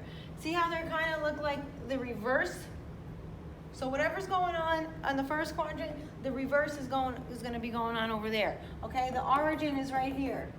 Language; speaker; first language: English; native; English